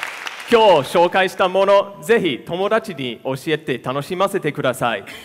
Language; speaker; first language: Japanese; non-native, fluent; English